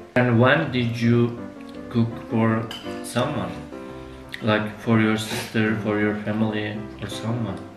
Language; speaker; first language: English; non-native, learner; Turkish